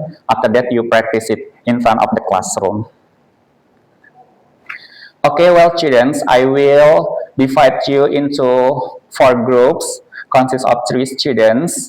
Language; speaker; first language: English; non-native, fluent; Indonesian